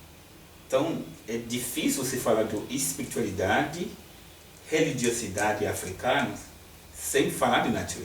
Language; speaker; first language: Portuguese; non-native, fluent; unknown